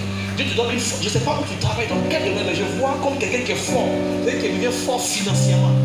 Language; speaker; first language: French; native; French